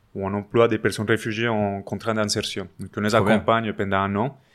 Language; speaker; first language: French; non-native, fluent; Spanish